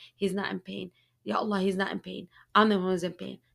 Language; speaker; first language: English; early bilingual, other home language; Arabic